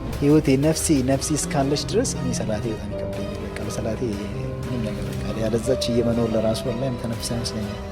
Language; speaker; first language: Amharic; non-native, local second language; Oromo